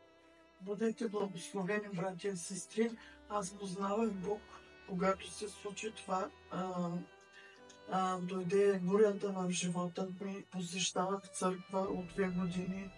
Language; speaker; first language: Bulgarian; non-native, local second language; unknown